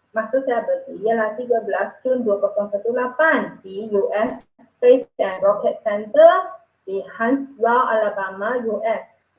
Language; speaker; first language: Malay; non-native, local second language; Chinese